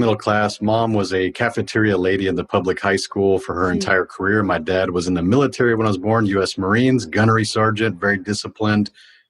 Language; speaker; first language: English; native; English